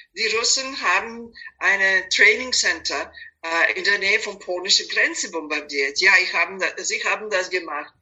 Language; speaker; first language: German; non-native, fluent; Serbian